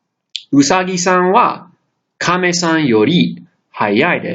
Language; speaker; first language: Japanese; non-native, fluent; English